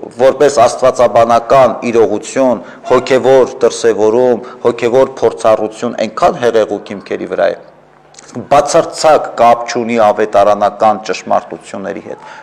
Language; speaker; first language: Armenian; native; Armenian